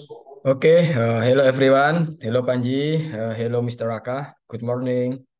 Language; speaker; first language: English; non-native, learner; Indonesian